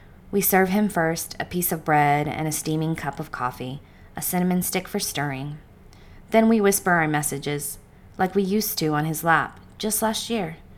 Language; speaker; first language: English; early bilingual, other home language; Spanish